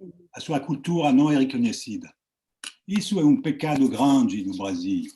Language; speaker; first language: Portuguese; non-native, fluent; French